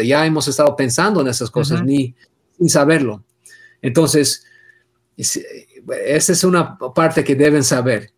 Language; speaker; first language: Spanish; non-native, fluent; English